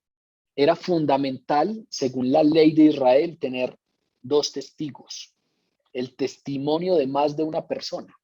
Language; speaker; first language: Spanish; native; Spanish